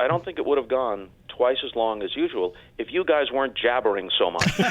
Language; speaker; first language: English; native; English